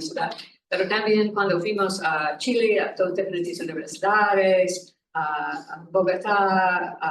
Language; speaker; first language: Spanish; non-native, learner; English